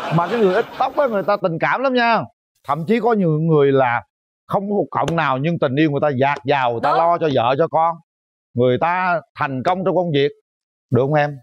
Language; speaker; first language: Vietnamese; native; Vietnamese